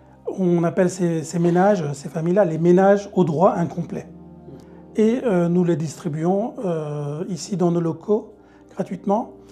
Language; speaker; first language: French; early bilingual, other home language; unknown